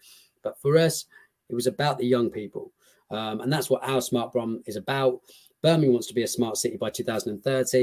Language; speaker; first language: English; native; English